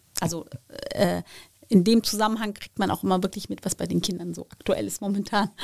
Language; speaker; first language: German; early bilingual, other home language; Turkish